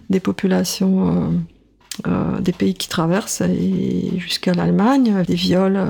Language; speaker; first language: French; non-native, fluent; Russian